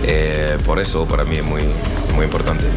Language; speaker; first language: Spanish; non-native, learner; French